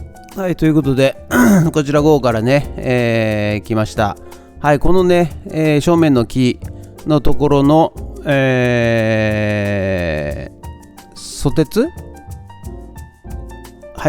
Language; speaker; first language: Japanese; native; Japanese